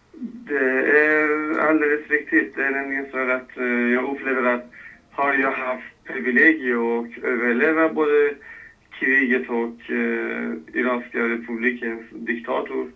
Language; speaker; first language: Swedish; non-native, fluent; Persian